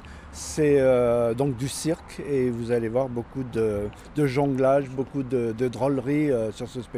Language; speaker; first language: French; native; French